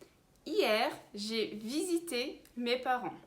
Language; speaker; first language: French; early bilingual, heritage; Portuguese